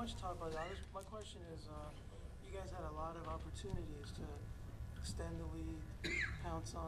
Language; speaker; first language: English; native; English